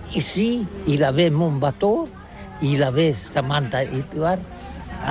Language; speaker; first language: French; non-native, learner; Catalan